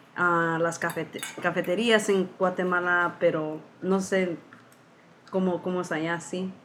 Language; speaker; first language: Spanish; early bilingual, heritage; Spanish